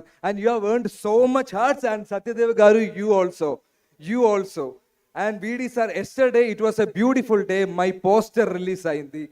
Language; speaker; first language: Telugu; non-native, learner; Malayalam